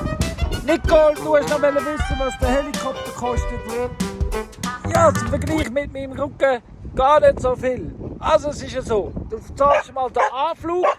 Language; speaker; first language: German; non-native, fluent; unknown